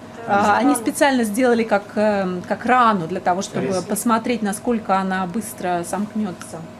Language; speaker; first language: Russian; native; Russian